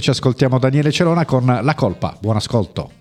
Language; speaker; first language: Italian; native; Italian